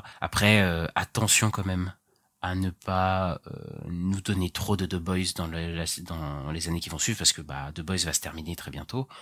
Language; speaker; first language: French; native; French